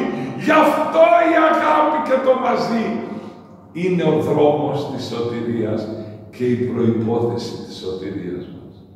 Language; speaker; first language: Greek; native; Greek